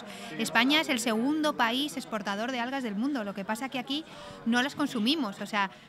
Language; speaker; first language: Spanish; native; Spanish